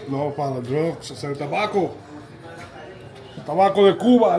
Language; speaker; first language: French; non-native, learner; Spanish